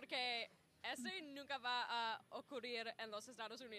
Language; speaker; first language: Spanish; non-native, learner; English